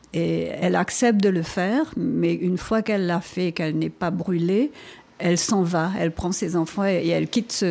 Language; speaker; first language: French; non-native, local second language; Morisyen